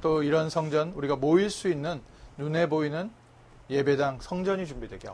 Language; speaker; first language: Korean; native; Korean